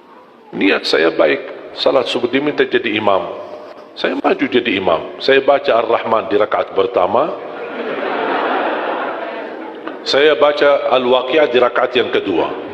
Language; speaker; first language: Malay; non-native, fluent; Arabic